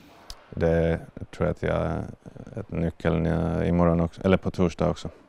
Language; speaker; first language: Swedish; non-native, fluent; Finnish